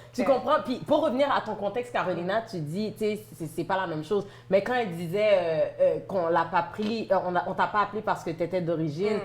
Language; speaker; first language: French; native; French